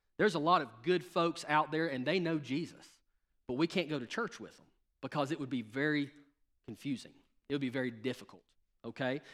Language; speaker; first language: English; native; English